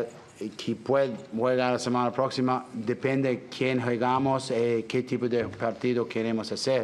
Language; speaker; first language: Italian; non-native, learner; English